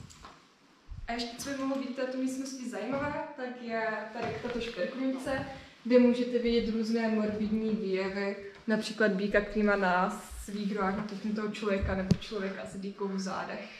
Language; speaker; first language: Czech; native; Czech